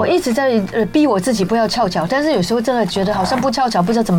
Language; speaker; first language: Chinese; native; Chinese